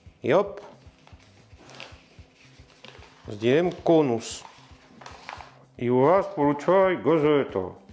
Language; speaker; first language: Russian; non-native, learner; French